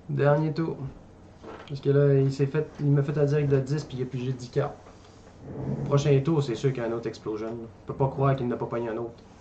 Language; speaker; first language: French; native; French